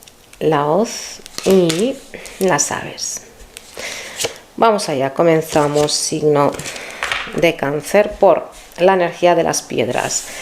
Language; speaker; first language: Spanish; native; Spanish